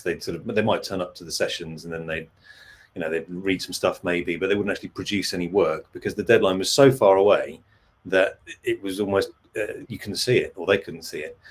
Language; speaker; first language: English; native; English